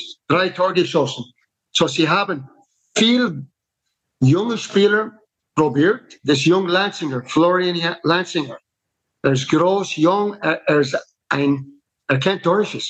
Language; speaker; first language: German; non-native, fluent; English